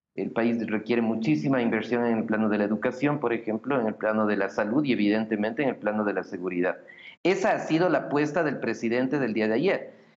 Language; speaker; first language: Spanish; native; Spanish